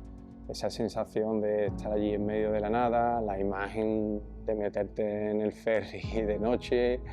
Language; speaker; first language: Spanish; native; Spanish